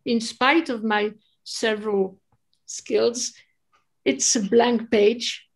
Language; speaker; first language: English; non-native, fluent; French